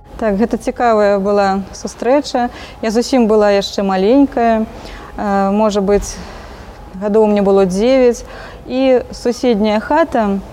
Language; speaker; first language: Belarusian; native; Belarusian